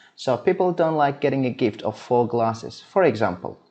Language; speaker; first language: English; non-native, fluent; Azerbaijani